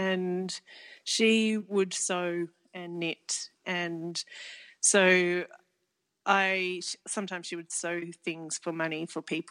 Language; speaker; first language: English; native; English